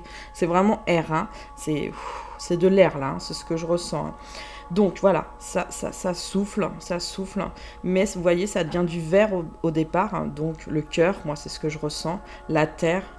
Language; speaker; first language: French; native; French